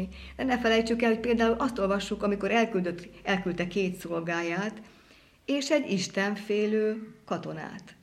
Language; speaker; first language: Hungarian; native; Hungarian